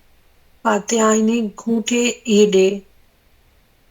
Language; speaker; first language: German; non-native, learner; Urdu